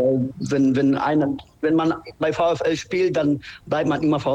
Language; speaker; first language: German; non-native, fluent; Polish